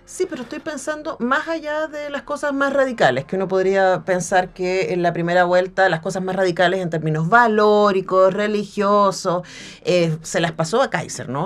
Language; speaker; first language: Spanish; native; Spanish